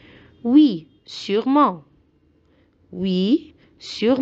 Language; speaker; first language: French; non-native, fluent; Arabic